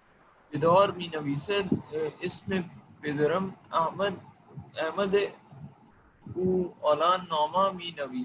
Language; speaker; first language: Persian; non-native, learner; Urdu